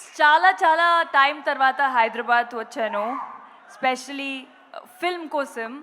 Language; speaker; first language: Telugu; non-native, local second language; Hindi